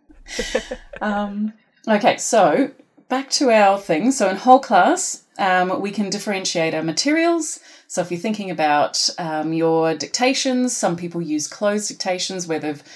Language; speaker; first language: English; native; English